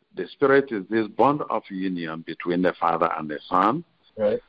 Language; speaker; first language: English; non-native, local second language; Igbo